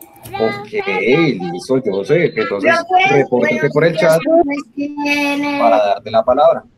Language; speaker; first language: Spanish; native; Spanish